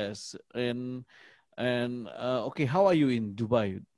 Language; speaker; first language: English; non-native, learner; Indonesian